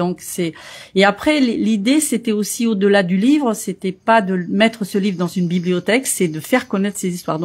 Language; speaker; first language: French; early bilingual, other home language; Portuguese